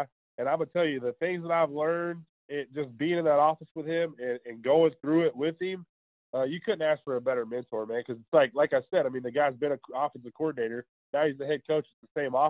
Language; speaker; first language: English; native; English